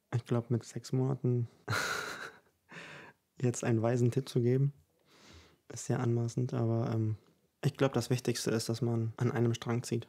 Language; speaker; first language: German; early bilingual, other home language; Ukrainian